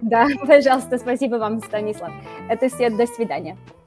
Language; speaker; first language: Russian; non-native, fluent; English